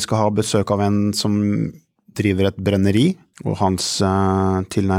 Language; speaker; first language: Norwegian; native; Norwegian